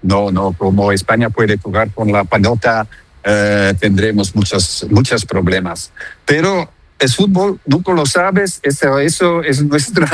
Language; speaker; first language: Spanish; non-native, fluent; Dutch